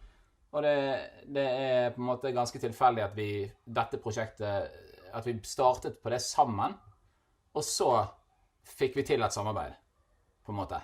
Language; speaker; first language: Norwegian; native; Norwegian